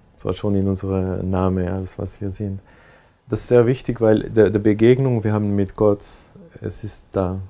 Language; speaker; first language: German; non-native, local second language; French